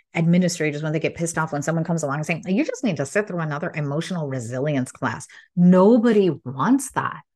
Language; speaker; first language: English; early bilingual, other home language; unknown